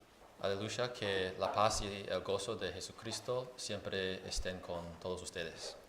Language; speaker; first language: Spanish; non-native, fluent; Chinese